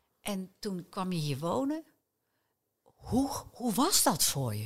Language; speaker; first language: Dutch; native; Dutch